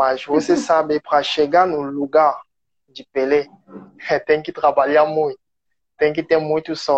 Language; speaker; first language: Portuguese; non-native, learner; French